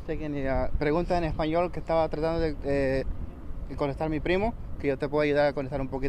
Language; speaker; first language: Spanish; early bilingual, other home language; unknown